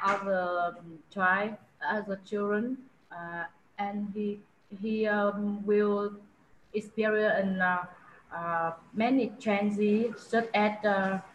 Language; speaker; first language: English; non-native, learner; Vietnamese